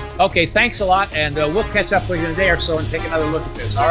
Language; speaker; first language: English; native; English